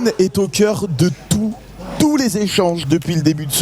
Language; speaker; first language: French; native; French